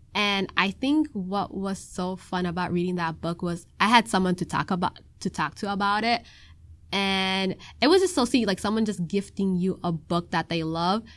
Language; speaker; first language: English; early bilingual, other home language; Somali